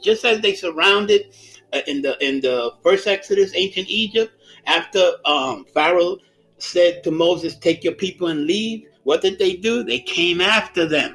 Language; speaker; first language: English; native; English